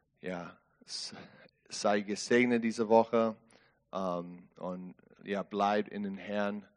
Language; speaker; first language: German; non-native, learner; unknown